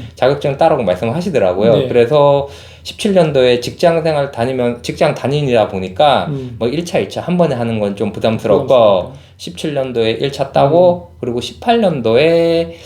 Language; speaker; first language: Korean; native; Korean